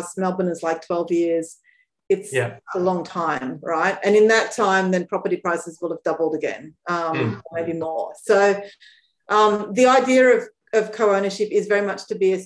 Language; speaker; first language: English; native; English